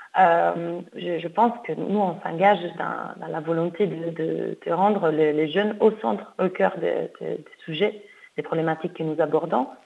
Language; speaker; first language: French; non-native, fluent; Italian